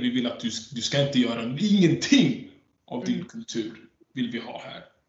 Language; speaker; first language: Swedish; early bilingual, other home language; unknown